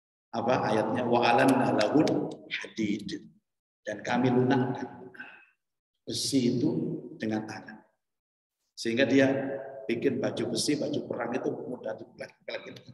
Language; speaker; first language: Indonesian; native; Indonesian